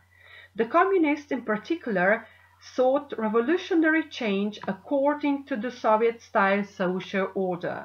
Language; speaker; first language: English; non-native, fluent; Slovenian